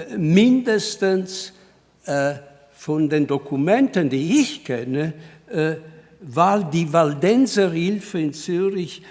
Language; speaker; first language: German; non-native, fluent; Italian